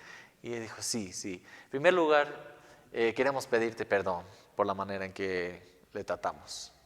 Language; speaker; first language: Spanish; non-native, fluent; English